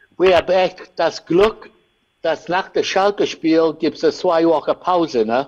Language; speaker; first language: German; non-native, learner; English